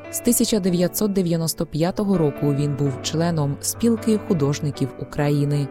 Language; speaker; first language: Ukrainian; non-native, local second language; Hungarian